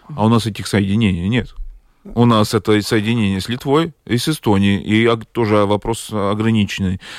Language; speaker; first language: Russian; non-native, local second language; Latvian